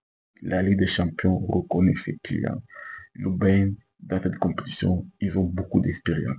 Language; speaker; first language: French; native; French